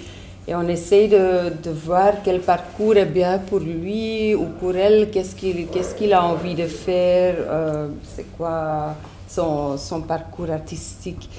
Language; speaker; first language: French; native; French